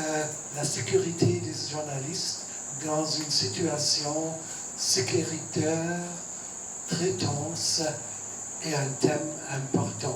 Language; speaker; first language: French; non-native, fluent; German